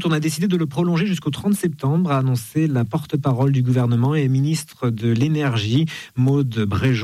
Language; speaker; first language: French; native; French